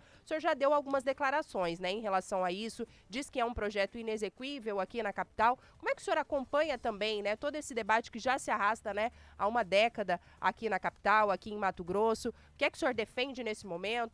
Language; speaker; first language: Portuguese; native; Portuguese